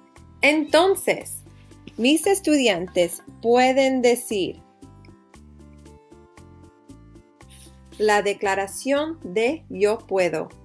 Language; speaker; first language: Spanish; non-native, fluent; English